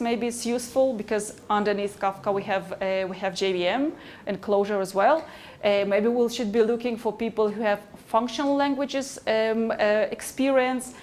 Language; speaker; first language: English; non-native, fluent; Hebrew